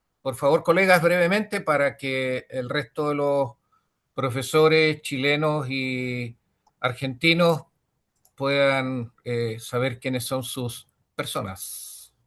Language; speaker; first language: Spanish; native; Spanish